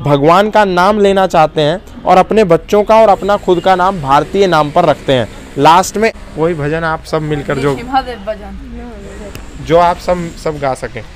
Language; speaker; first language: Hindi; native; Hindi